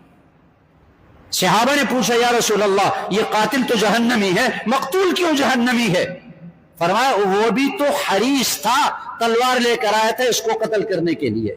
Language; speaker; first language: Urdu; non-native, local second language; Northern Hindko